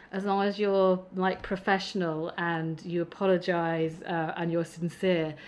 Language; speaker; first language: English; native; English